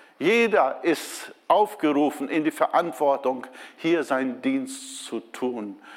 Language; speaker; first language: German; non-native, fluent; Portuguese